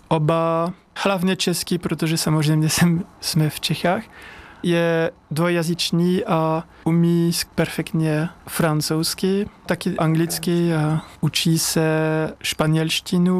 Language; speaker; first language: Czech; non-native, learner; French